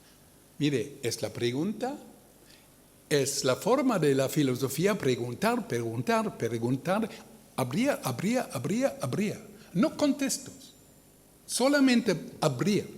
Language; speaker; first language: Spanish; non-native, learner; German